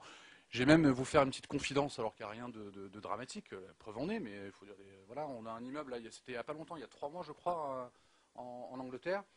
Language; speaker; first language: French; native; French